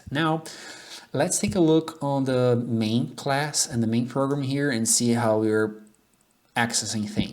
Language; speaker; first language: English; non-native, fluent; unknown